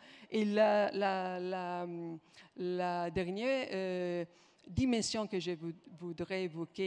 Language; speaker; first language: French; non-native, fluent; Italian